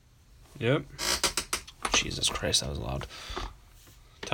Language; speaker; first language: English; native; English